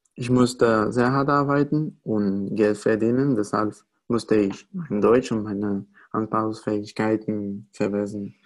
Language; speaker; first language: German; non-native, fluent; Spanish